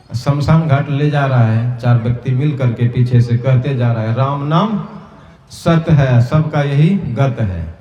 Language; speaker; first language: Hindi; native; Hindi